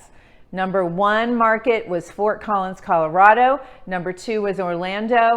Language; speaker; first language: English; native; English